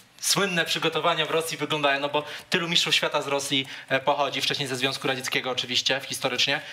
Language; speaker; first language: Polish; native; Polish